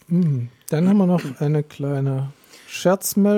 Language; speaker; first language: German; native; German